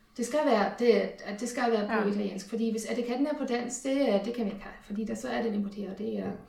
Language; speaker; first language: Danish; non-native, fluent; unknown